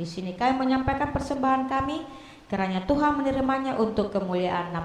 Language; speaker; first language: Indonesian; native; Indonesian